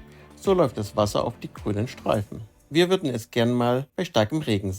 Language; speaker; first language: German; native; German